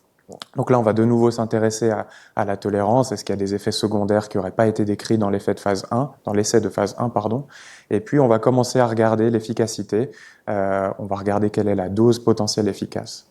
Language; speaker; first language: French; native; French